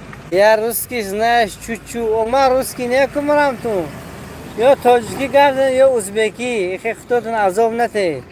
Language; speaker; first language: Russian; non-native, learner; Tajik